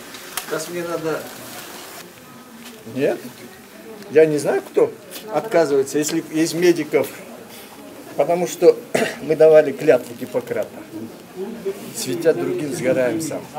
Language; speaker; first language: Russian; non-native, local second language; Kyrgyz